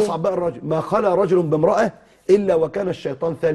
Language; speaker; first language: Arabic; native; Arabic